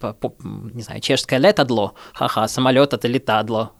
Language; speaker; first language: Russian; native; Russian